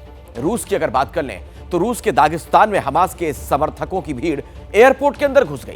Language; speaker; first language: Hindi; native; Hindi